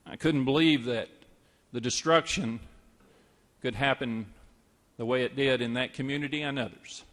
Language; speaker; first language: English; native; English